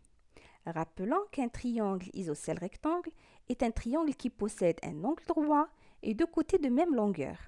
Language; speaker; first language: French; non-native, local second language; Arabic